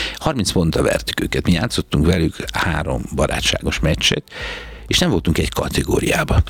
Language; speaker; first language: Hungarian; native; Hungarian